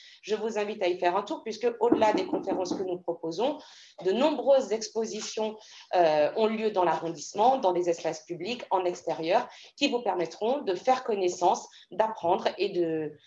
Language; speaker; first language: French; native; French